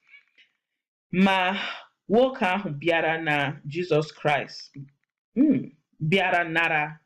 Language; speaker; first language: Igbo; non-native, learner; English